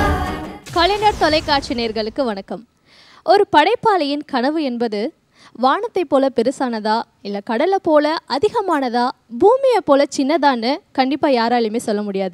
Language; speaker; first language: Tamil; native; Tamil